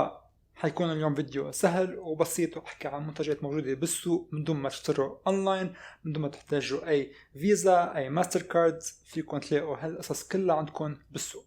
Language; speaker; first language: Arabic; native; Arabic